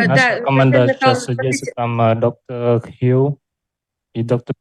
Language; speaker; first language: Russian; non-native, learner; Vietnamese